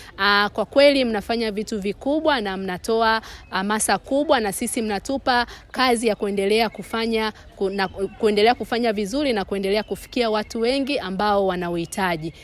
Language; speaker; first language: Swahili; native; Swahili